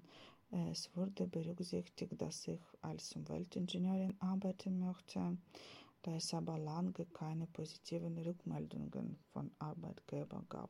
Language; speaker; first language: German; non-native, fluent; Ukrainian